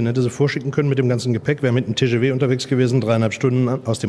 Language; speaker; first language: German; native; German